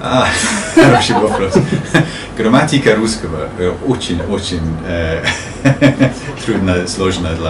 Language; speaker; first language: Russian; non-native, learner; English